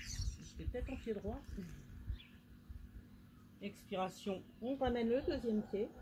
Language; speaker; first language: French; native; French